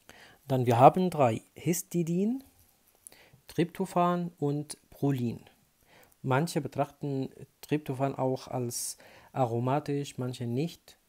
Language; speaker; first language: German; non-native, fluent; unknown